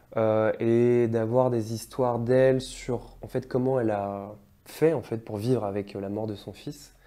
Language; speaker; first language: French; native; French